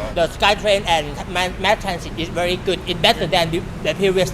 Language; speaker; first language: English; non-native, learner; Thai